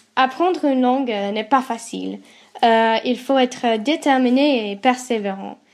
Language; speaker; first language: French; non-native, fluent; English